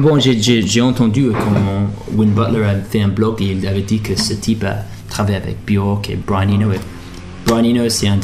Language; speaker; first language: French; early bilingual, heritage; English